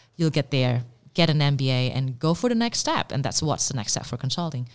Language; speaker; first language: English; non-native, fluent; Indonesian